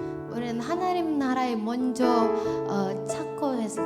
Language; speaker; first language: Korean; non-native, learner; Indonesian